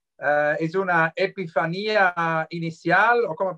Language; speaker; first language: Spanish; non-native, fluent; Swiss German